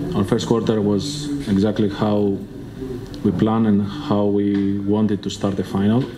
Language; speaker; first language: English; non-native, fluent; Greek